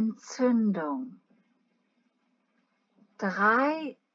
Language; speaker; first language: German; non-native, learner; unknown